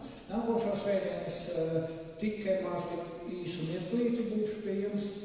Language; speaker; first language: Latvian; native; Latvian